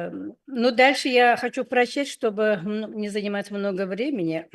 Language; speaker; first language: Russian; non-native, fluent; Hindi